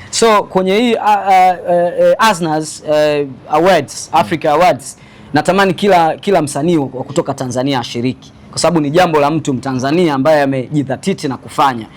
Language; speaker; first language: Swahili; native; Swahili